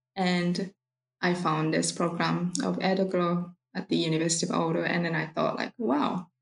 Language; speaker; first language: English; non-native, fluent; Japanese